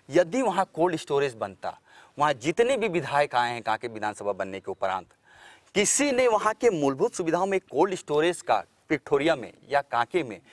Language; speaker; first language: Hindi; native; Hindi